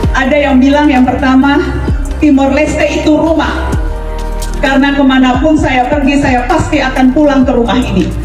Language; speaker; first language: Indonesian; native; Indonesian